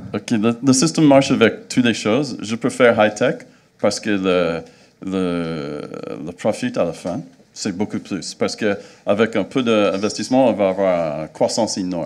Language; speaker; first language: French; non-native, fluent; English